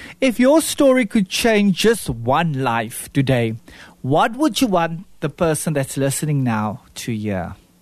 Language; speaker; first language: English; non-native, local second language; Afrikaans